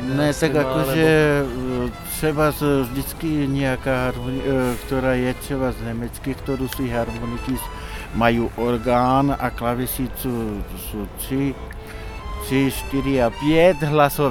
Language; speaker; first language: Czech; non-native, local second language; Slovak